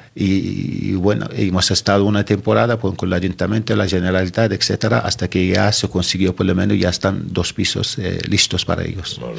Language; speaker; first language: Spanish; non-native, fluent; Arabic